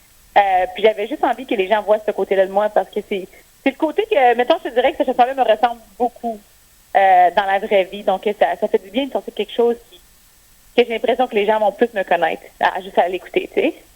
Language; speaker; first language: French; native; French